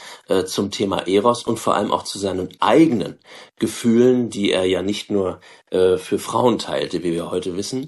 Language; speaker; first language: German; native; German